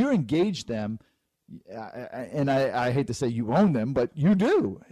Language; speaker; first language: English; native; English